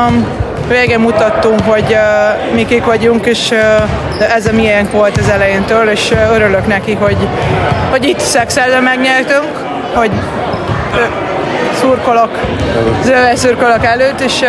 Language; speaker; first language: Hungarian; non-native, learner; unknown